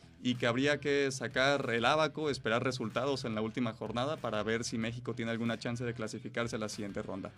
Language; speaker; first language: Spanish; native; Spanish